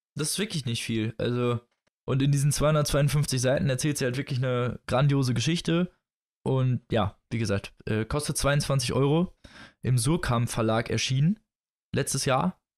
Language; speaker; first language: German; native; German